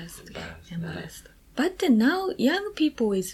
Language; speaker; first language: English; non-native, learner; Japanese